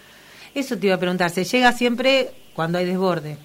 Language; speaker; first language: Spanish; native; Spanish